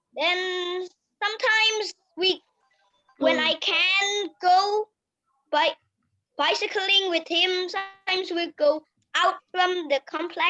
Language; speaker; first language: English; non-native, learner; Indonesian